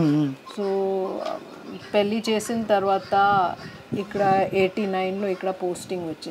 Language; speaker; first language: Telugu; non-native, learner; Hindi